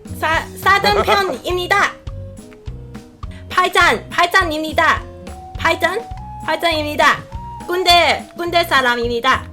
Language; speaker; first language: Korean; non-native, learner; Cantonese